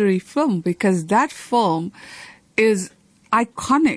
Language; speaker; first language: English; native; English